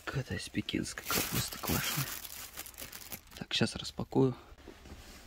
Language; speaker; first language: Russian; native; Russian